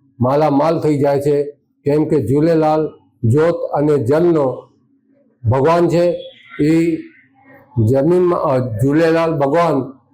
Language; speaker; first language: Gujarati; non-native, local second language; Sindhi